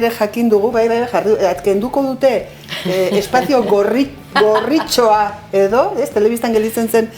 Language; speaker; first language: Basque; native; Basque